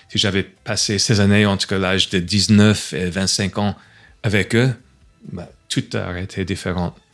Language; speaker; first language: French; non-native, fluent; English